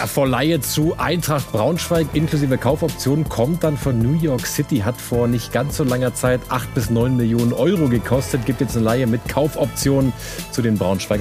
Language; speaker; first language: German; native; German